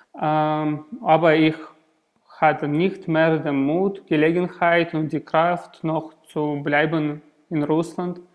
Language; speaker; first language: German; non-native, learner; Russian